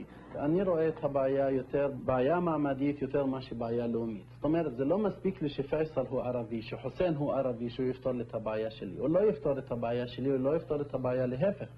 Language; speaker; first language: Hebrew; non-native, local second language; Arabic